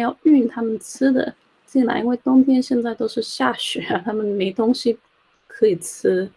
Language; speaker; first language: Chinese; early bilingual, heritage; Chinese